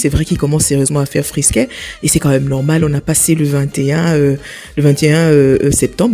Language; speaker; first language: French; native; French